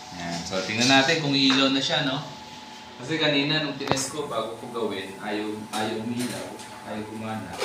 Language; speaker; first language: Filipino; native; Filipino